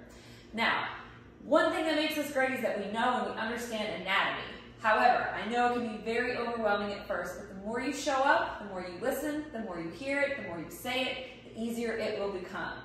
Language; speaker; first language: English; native; English